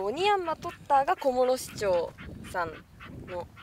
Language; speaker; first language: Japanese; native; Japanese